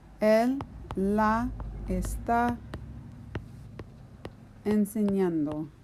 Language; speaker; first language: Spanish; non-native, fluent; English